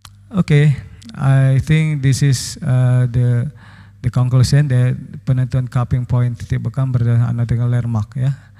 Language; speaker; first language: English; non-native, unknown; Indonesian